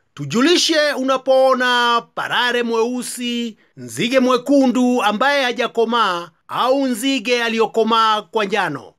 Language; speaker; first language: Swahili; native; Swahili